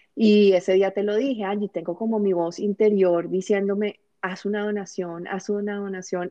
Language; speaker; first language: Spanish; native; Spanish